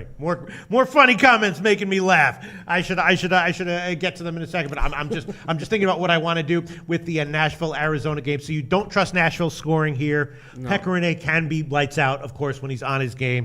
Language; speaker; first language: English; native; English